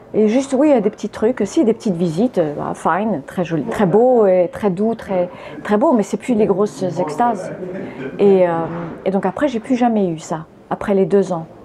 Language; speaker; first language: French; early bilingual, other home language; English